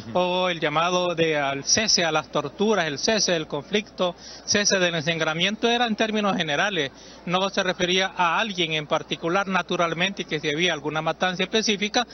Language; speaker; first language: Spanish; native; Spanish